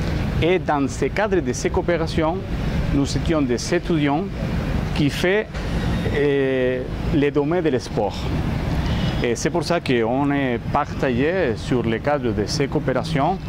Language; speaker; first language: French; non-native, learner; Spanish